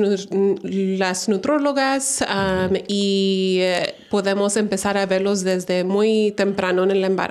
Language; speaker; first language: Spanish; early bilingual, heritage; Spanish